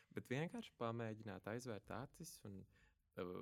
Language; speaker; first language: Latvian; native; Latvian